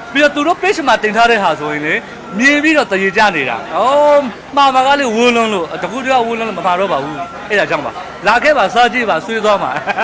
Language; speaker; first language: Burmese; native; Burmese